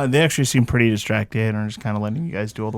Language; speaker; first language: English; native; English